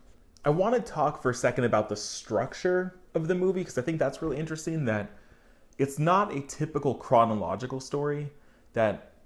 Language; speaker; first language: English; native; English